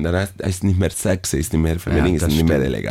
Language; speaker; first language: German; non-native, fluent; Spanish